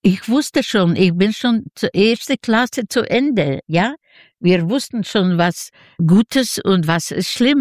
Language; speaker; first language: German; non-native, learner; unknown